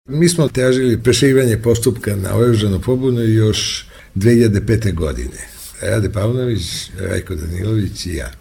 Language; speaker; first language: Serbian; native; Serbian